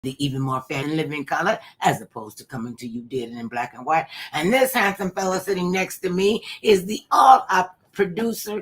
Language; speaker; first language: English; native; English